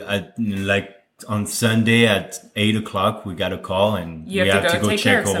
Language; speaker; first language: English; non-native, fluent; French